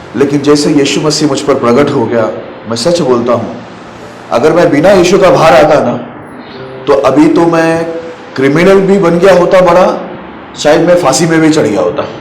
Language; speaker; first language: Hindi; non-native, local second language; Marathi